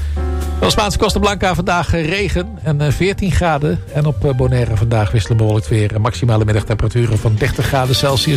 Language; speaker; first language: Dutch; native; Dutch